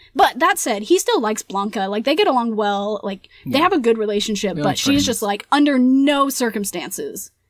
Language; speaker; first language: English; early bilingual, other home language; Spanish